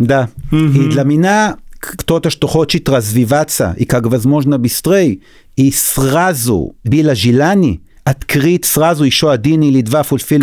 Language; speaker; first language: Russian; non-native, learner; Hebrew